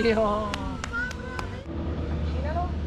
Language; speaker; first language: Italian; native; Italian